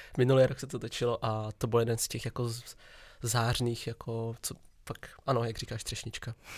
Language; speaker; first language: Czech; early bilingual, other home language; Vietnamese